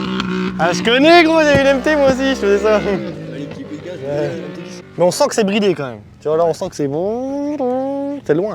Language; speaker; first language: French; native; French